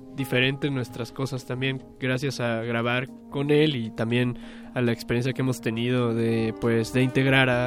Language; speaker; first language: Spanish; native; Spanish